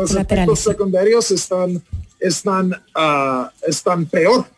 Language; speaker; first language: Spanish; non-native, learner; English